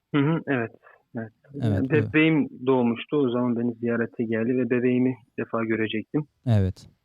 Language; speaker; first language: Turkish; native; Turkish